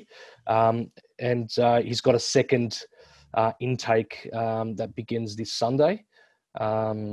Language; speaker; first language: English; native; English